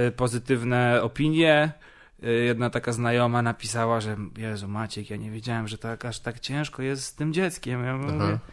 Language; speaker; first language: Polish; native; Polish